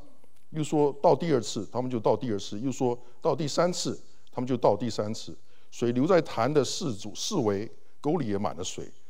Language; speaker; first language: Chinese; early bilingual, heritage; Chinese